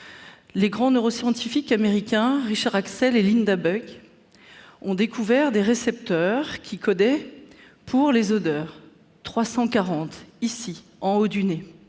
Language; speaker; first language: French; native; French